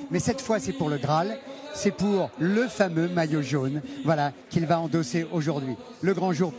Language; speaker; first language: French; native; French